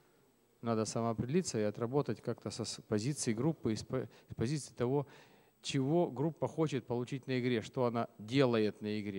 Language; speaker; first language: Russian; native; Russian